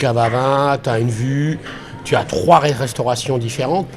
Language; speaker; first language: French; native; French